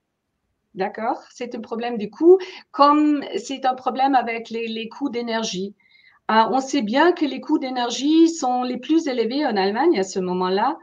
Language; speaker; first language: French; non-native, fluent; German